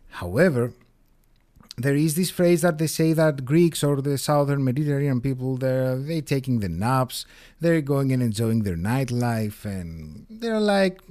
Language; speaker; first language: English; non-native, fluent; Greek